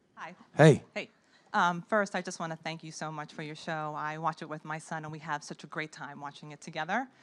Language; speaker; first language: English; native; English